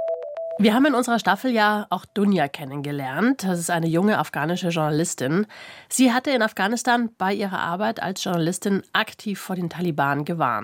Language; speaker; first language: German; native; German